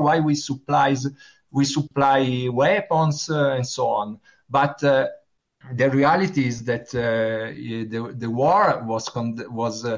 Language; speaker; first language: English; non-native, learner; Italian